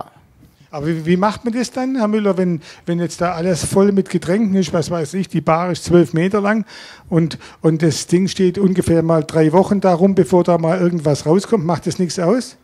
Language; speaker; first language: German; native; German